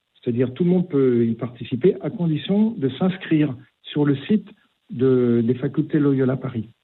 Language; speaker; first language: French; native; French